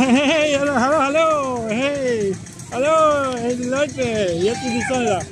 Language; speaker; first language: German; non-native, learner; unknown